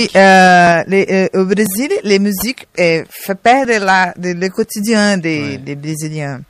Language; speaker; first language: French; non-native, learner; Portuguese